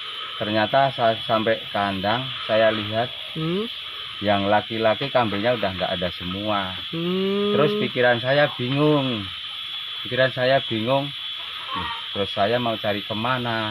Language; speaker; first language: Indonesian; non-native, local second language; Javanese